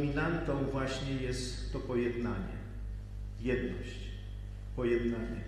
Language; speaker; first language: Polish; native; Polish